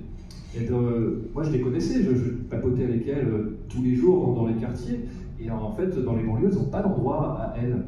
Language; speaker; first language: French; native; French